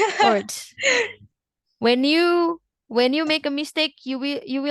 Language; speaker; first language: English; non-native, fluent; Indonesian